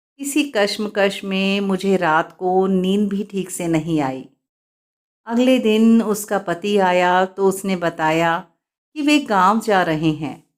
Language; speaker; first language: Hindi; native; Hindi